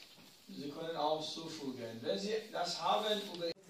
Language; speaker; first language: German; non-native, learner; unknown